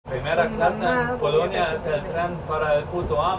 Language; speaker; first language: Spanish; non-native, fluent; Polish